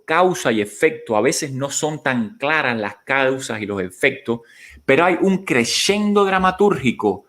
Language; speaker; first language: Spanish; native; Spanish